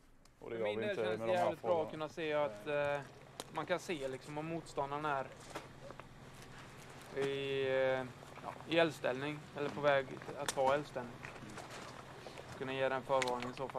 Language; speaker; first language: Swedish; native; Swedish